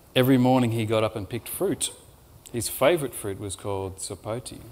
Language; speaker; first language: English; native; English